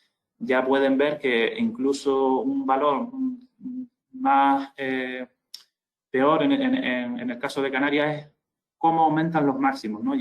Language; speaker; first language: Spanish; native; Spanish